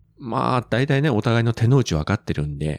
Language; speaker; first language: Japanese; native; Japanese